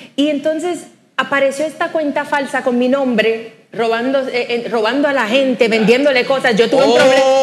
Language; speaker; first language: Spanish; non-native, fluent; Haitian Creole